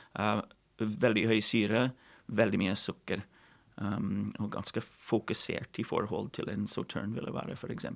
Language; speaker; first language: Norwegian; non-native, fluent; English